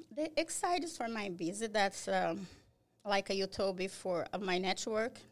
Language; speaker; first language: English; non-native, learner; Portuguese